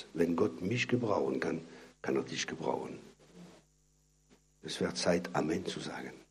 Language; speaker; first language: German; non-native, fluent; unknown